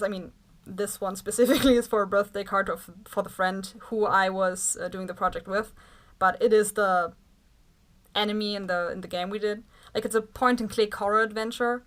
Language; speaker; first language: English; non-native, fluent; German